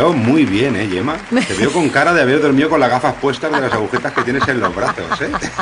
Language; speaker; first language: Spanish; native; Spanish